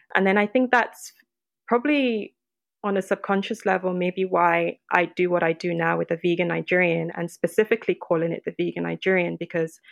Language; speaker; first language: English; non-native, local second language; Yoruba